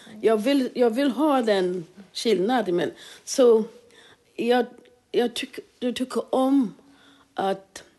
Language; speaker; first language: Swedish; non-native, fluent; English